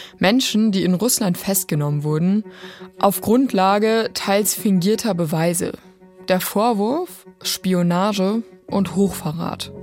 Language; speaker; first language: German; native; German